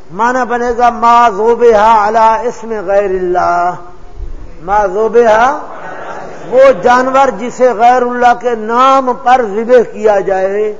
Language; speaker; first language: Urdu; non-native, local second language; Saraiki